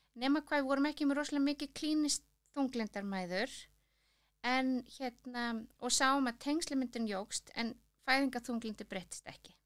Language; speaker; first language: Icelandic; native; Icelandic